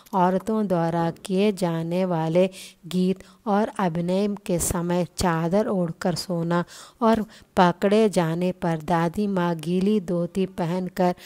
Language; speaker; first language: Hindi; non-native, local second language; Telugu